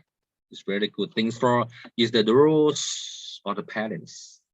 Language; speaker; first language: English; non-native, learner; Thai